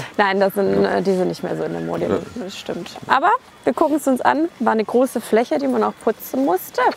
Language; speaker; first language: German; early bilingual, other home language; Polish